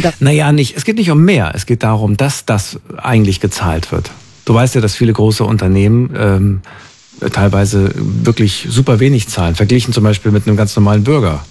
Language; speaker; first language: German; native; German